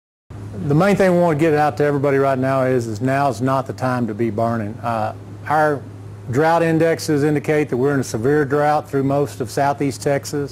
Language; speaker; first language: English; native; English